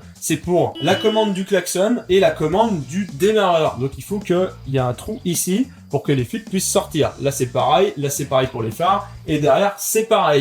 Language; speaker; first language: French; native; French